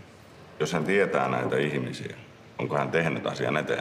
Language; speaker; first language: Finnish; native; Finnish